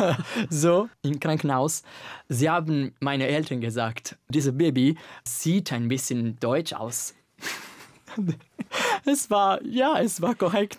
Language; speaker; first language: German; non-native, fluent; Italian